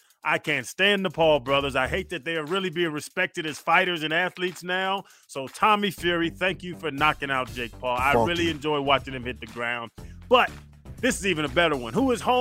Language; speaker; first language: English; native; English